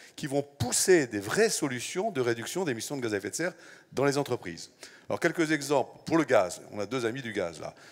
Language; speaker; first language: French; native; French